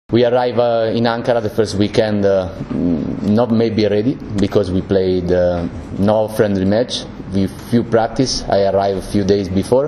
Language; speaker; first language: English; non-native, learner; Italian